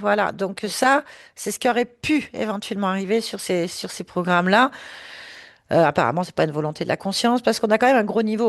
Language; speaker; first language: French; native; French